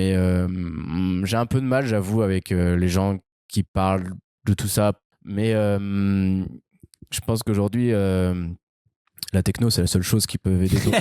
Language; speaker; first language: French; native; French